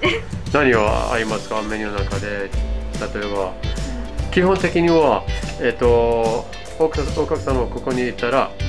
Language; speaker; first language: Japanese; non-native, fluent; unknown